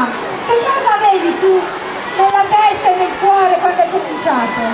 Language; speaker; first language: Italian; native; Italian